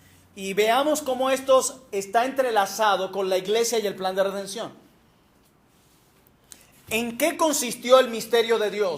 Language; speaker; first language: Spanish; native; Spanish